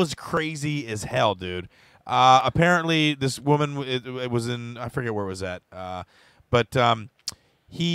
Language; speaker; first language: English; native; English